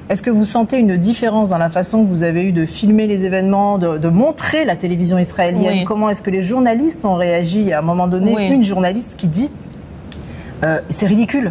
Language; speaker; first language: French; native; French